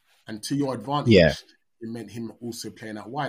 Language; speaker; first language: English; native; English